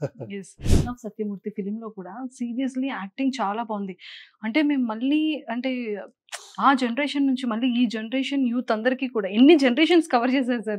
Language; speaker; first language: Telugu; native; Telugu